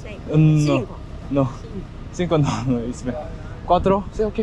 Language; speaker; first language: Spanish; non-native, learner; Korean